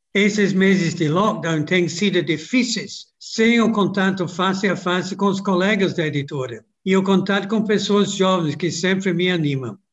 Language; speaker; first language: Portuguese; non-native, fluent; English